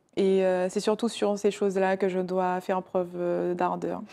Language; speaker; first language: French; native; French